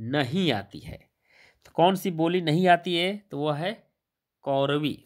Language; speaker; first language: Hindi; native; Hindi